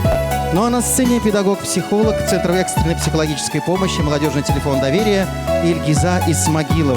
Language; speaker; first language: Russian; native; Russian